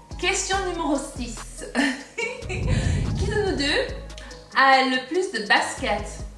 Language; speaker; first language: French; non-native, fluent; English